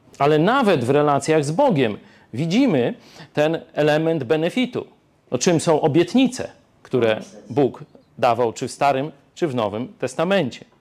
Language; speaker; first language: Polish; native; Polish